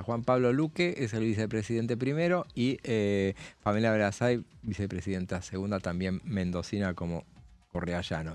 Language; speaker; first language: Spanish; native; Spanish